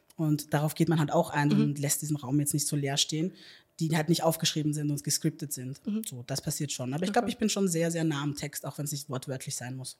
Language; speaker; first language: German; native; German